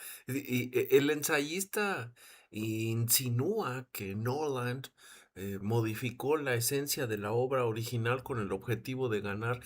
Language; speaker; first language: Spanish; native; Spanish